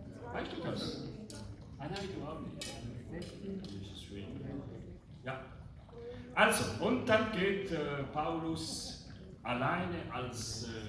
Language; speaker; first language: German; non-native, local second language; French